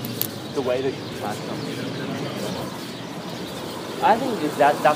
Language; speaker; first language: English; non-native, fluent; Chinese